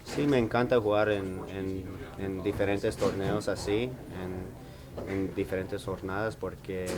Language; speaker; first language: Spanish; early bilingual, heritage; English